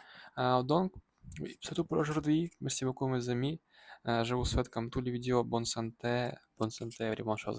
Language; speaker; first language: French; non-native, learner; Russian